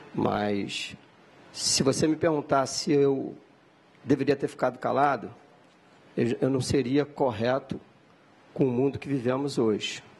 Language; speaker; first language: Portuguese; native; Portuguese